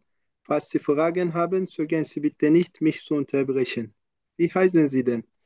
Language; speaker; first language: German; non-native, learner; Turkish